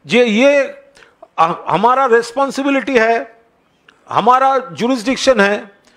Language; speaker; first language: Hindi; non-native, local second language; Bangla